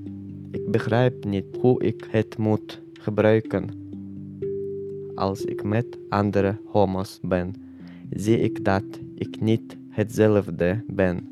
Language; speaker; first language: Dutch; non-native, learner; Chechen